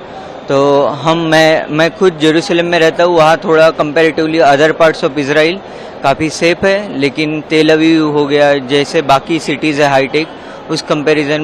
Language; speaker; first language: Hindi; native; Hindi